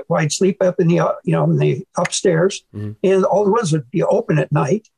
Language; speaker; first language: English; native; English